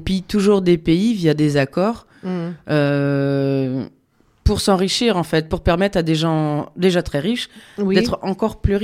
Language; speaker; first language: French; native; French